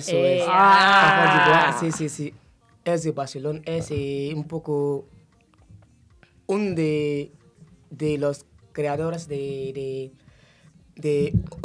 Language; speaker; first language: Spanish; non-native, fluent; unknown